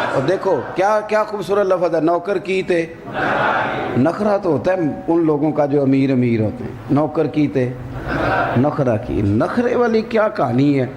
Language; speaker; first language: Urdu; non-native, local second language; Punjabi